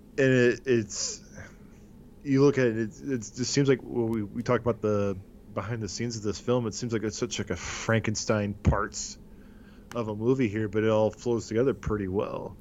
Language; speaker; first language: English; native; English